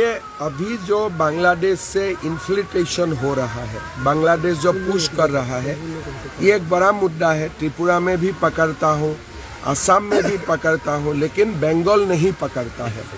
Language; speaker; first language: Hindi; non-native, local second language; Assamese